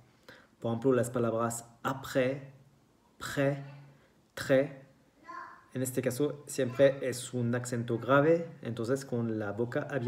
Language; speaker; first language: Spanish; non-native, fluent; French